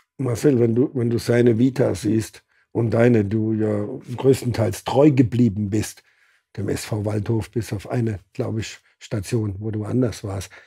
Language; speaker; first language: German; native; German